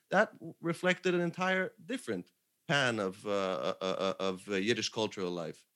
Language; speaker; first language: English; non-native, fluent; Hebrew